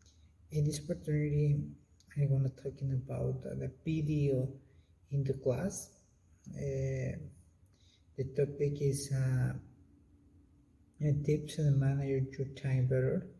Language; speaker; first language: English; non-native, learner; Spanish